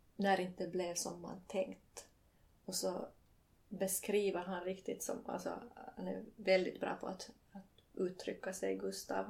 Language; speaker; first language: Swedish; native; Swedish